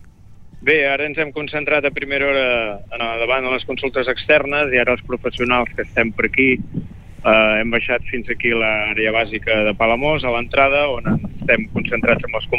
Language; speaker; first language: Catalan; native; Catalan